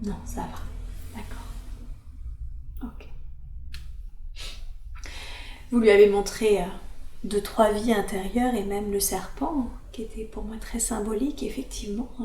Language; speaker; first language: French; native; French